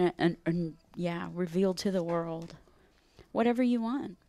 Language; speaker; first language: English; native; English